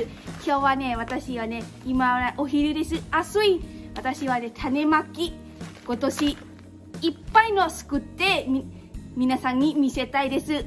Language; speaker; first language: Japanese; non-native, local second language; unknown